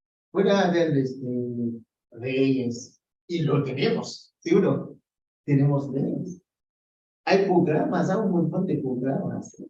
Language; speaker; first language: Spanish; non-native, fluent; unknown